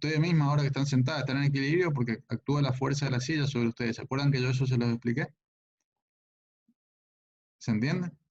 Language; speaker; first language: Spanish; native; Spanish